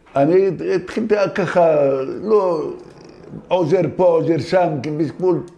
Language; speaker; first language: Hebrew; non-native, fluent; Arabic